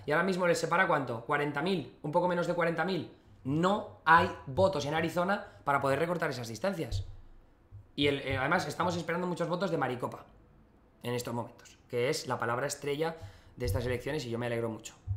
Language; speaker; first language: Spanish; native; Spanish